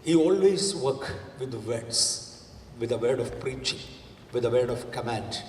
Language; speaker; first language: English; non-native, local second language; Malayalam